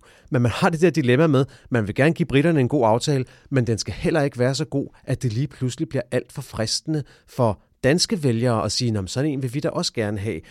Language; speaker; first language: Danish; native; Danish